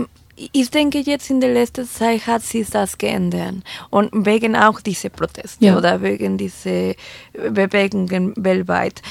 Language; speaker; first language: German; non-native, fluent; Spanish